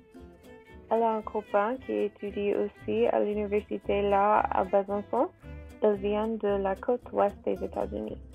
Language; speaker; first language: French; non-native, learner; English